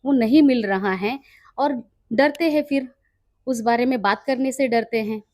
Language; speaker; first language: Hindi; non-native, local second language; Marathi